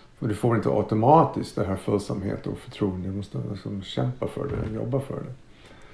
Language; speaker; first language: Swedish; non-native, fluent; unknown